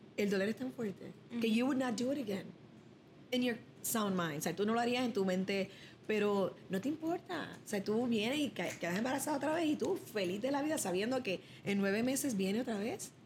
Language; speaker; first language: Spanish; early bilingual, other home language; English